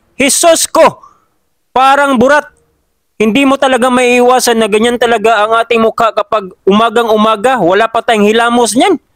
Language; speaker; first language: Filipino; non-native, local second language; Cebuano